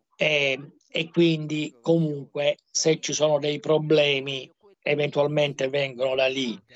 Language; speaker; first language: Italian; native; Italian